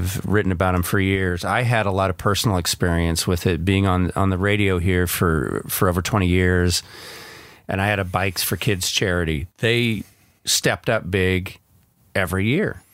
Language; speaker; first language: English; native; English